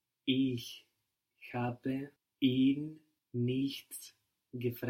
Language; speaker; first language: German; non-native, learner; English